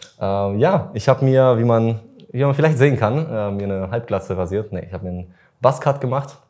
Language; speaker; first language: German; early bilingual, other home language; Russian